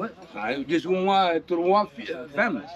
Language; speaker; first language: French; non-native, learner; Arabic